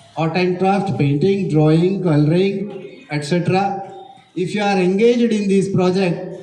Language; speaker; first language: English; non-native, local second language; Telugu